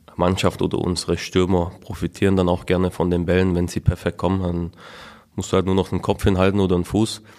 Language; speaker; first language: German; native; German